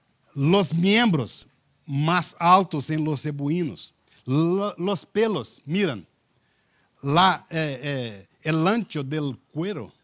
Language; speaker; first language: Spanish; non-native, learner; Portuguese